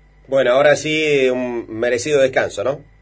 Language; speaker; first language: Spanish; native; Spanish